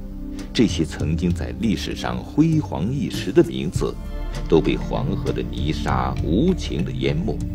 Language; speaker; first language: Chinese; native; Chinese